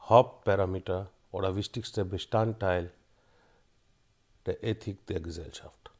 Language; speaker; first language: German; non-native, fluent; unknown